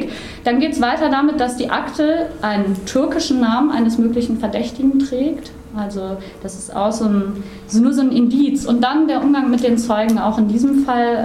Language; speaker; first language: German; native; German